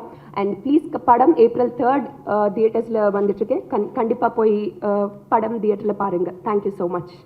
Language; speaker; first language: Tamil; non-native, learner; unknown